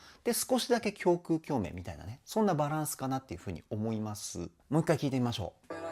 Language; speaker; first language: Japanese; native; Japanese